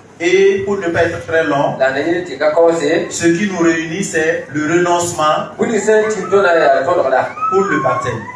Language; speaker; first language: French; non-native, local second language; Mossi